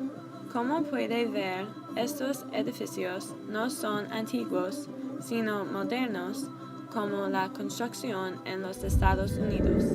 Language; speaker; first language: Spanish; non-native, learner; English